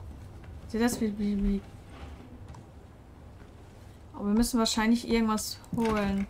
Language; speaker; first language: German; native; German